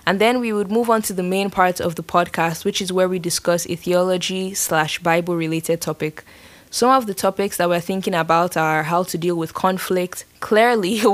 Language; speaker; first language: English; non-native, local second language; Yoruba